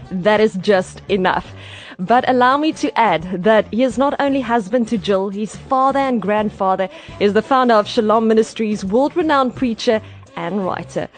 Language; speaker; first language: English; non-native, local second language; Afrikaans